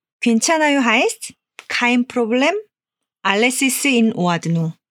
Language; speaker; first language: German; non-native, fluent; Korean